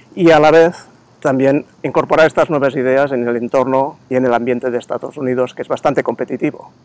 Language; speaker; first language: Spanish; native; Spanish